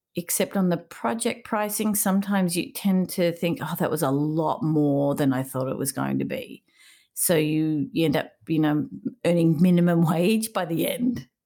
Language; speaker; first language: English; native; English